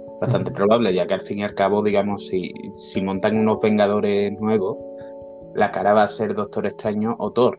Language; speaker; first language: Spanish; native; Spanish